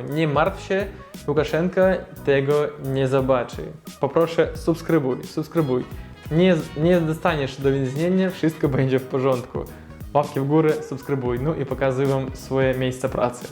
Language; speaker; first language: Polish; non-native, learner; Russian